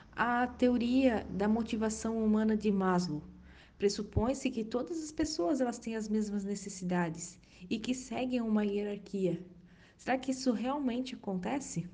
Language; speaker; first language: Portuguese; native; Portuguese